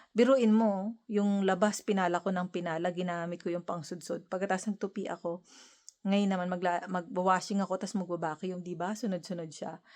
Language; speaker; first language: Filipino; native; Filipino